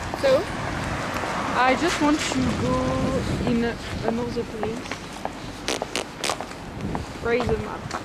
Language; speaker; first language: English; non-native, learner; French